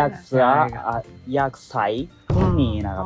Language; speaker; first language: Thai; non-native, learner; Japanese